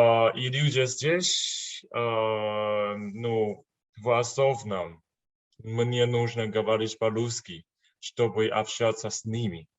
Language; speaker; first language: Russian; non-native, learner; Chinese